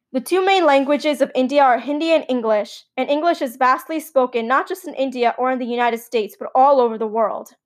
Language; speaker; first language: English; early bilingual, other home language; Gujarati